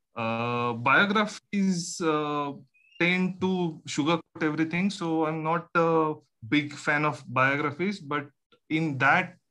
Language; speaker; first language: English; non-native, local second language; Marathi